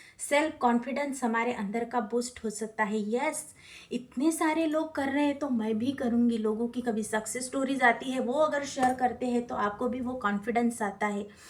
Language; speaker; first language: Hindi; non-native, local second language; Marathi